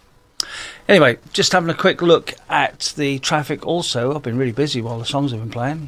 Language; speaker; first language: English; native; English